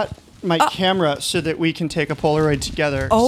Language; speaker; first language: English; native; English